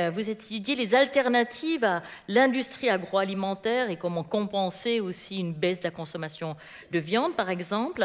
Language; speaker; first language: French; native; French